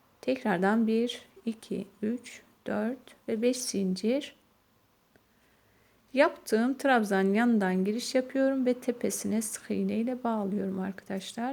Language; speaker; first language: Turkish; native; Turkish